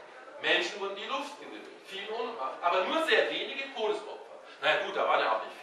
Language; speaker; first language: German; native; German